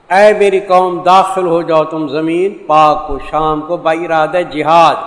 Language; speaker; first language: Urdu; native; Urdu